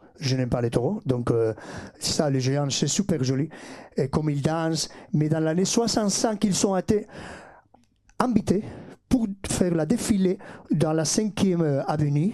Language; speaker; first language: French; non-native, fluent; Basque